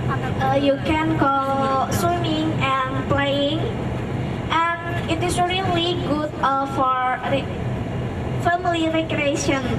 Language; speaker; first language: English; non-native, learner; Indonesian